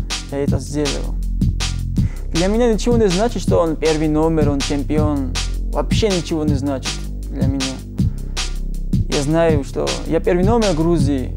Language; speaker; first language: Russian; non-native, learner; Georgian